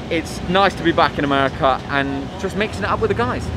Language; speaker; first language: English; native; English